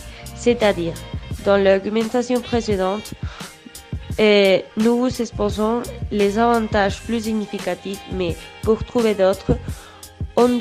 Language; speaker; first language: French; non-native, learner; Spanish